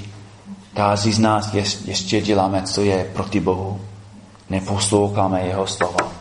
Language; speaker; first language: Czech; non-native, fluent; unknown